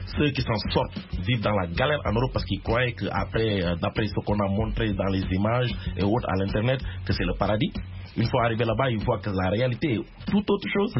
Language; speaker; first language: French; non-native, local second language; Wolof